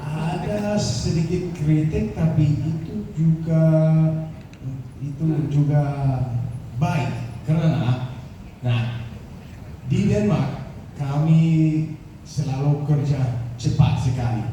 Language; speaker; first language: Indonesian; non-native, fluent; Danish